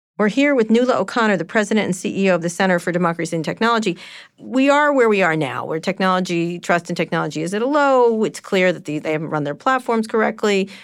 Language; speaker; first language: English; native; English